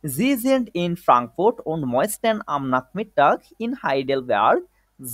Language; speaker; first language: German; non-native, fluent; Bangla